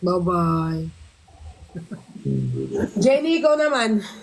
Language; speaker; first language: Filipino; native; Filipino